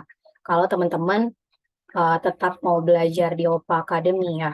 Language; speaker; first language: Indonesian; native; Indonesian